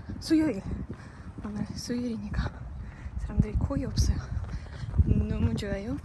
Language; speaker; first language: Korean; non-native, learner; Ukrainian